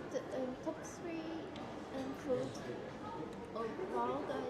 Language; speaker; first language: English; non-native, learner; Japanese